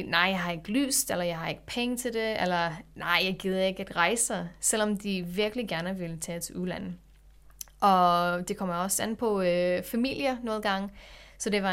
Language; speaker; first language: Danish; non-native, fluent; English